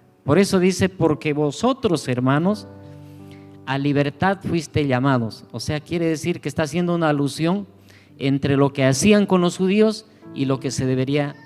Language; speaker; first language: Spanish; native; Spanish